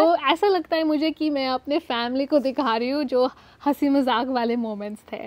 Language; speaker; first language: Hindi; early bilingual, heritage; Hindi